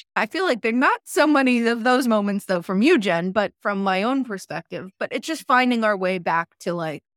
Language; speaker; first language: English; early bilingual, other home language; Italian